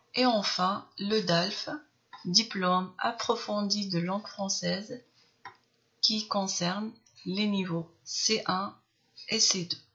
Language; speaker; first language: French; non-native, local second language; Arabic